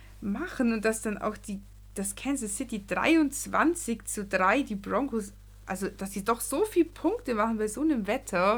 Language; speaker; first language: German; native; German